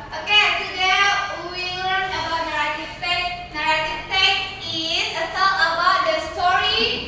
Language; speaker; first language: English; non-native, learner; Indonesian